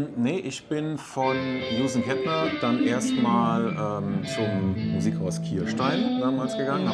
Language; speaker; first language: German; native; German